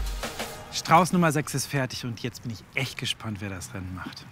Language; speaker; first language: German; native; German